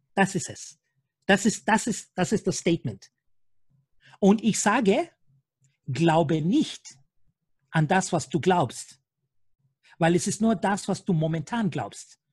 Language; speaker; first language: German; non-native, fluent; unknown